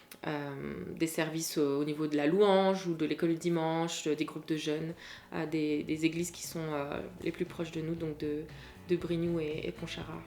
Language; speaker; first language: French; native; French